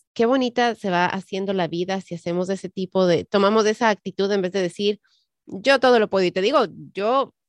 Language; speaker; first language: Spanish; native; Spanish